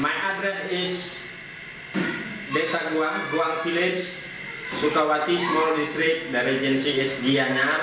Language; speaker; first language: English; non-native, learner; Indonesian